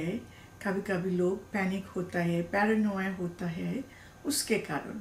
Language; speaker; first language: Hindi; non-native, learner; Bangla